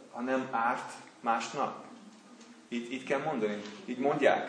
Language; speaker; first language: Hungarian; non-native, learner; English